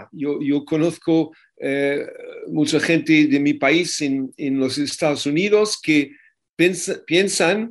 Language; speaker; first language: Spanish; non-native, fluent; English